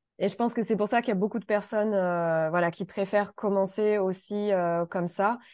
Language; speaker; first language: French; native; French